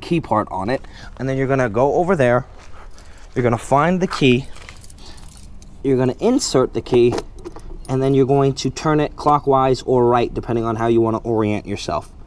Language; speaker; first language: English; native; English